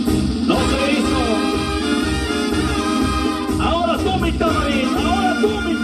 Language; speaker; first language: Spanish; native; Spanish